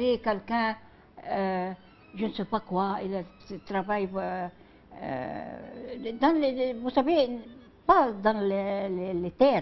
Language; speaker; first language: French; non-native, learner; Arabic